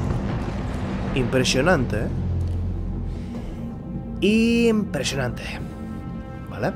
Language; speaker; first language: Spanish; native; Spanish